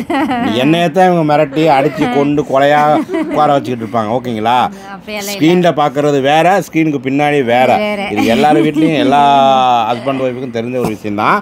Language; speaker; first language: Tamil; native; Tamil